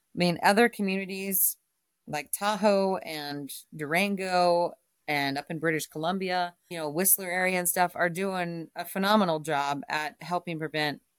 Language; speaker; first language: English; native; English